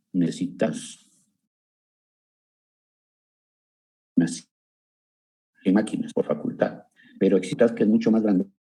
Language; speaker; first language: Spanish; native; Spanish